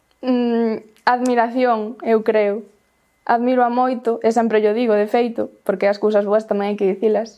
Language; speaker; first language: Galician; non-native, local second language; Spanish